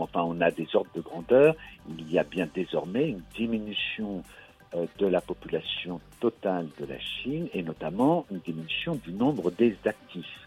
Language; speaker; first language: French; native; French